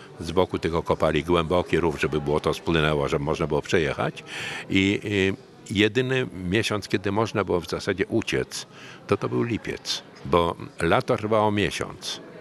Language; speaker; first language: Polish; native; Polish